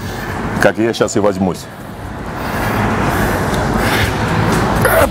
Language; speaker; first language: Russian; native; Russian